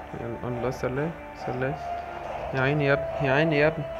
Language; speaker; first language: Arabic; native; Arabic